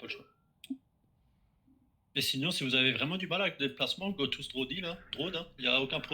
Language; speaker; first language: French; native; French